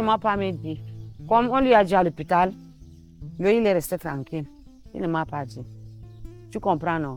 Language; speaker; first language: French; non-native, local second language; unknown